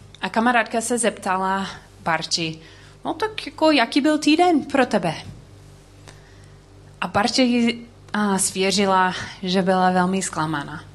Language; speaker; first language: Czech; non-native, learner; English